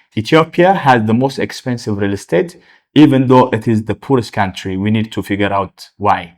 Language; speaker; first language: English; non-native, local second language; Amharic